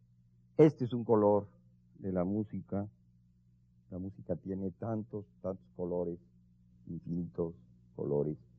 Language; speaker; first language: Spanish; native; Spanish